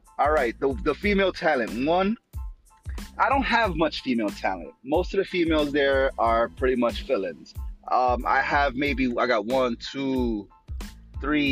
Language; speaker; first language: English; native; English